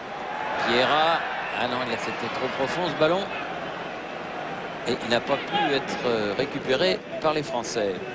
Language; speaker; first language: French; native; French